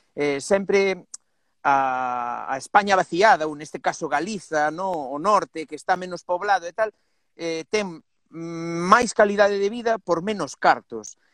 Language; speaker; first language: Galician; native; Galician